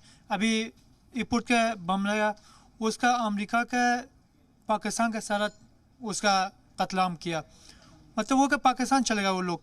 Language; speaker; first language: Hindi; non-native, learner; Persian